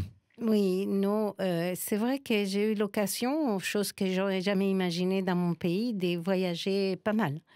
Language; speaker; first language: French; non-native, fluent; Spanish